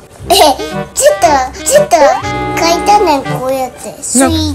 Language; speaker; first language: Japanese; native; Japanese